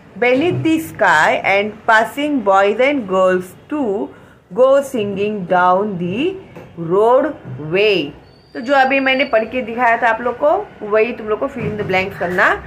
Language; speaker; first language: Hindi; non-native, local second language; Marathi